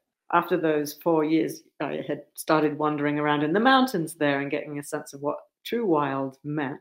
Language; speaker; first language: English; native; English